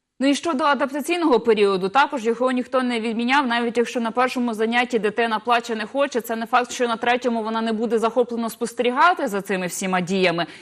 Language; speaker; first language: Ukrainian; native; Ukrainian